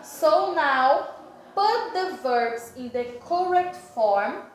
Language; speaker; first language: English; non-native, fluent; Portuguese